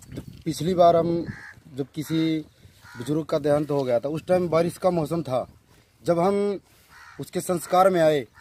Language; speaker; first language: Hindi; native; Hindi